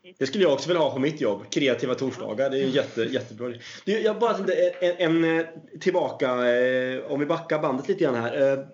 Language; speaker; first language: Swedish; native; Swedish